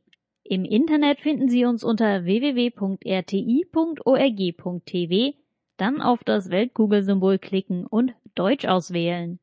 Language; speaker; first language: German; native; German